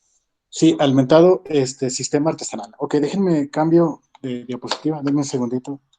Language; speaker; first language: Spanish; native; Spanish